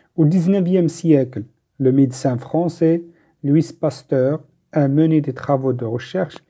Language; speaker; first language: French; non-native, local second language; Arabic